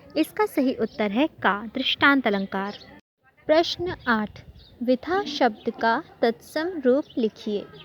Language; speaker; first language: Hindi; native; Hindi